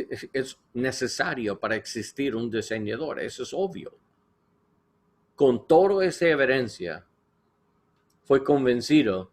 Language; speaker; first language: Spanish; non-native, learner; English